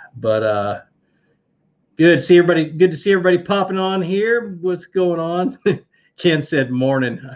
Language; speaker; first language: English; native; English